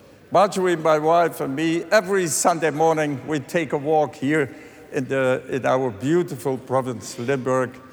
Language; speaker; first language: English; non-native, fluent; Dutch